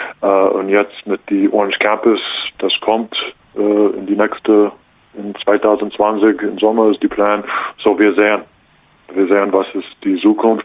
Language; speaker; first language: German; non-native, learner; English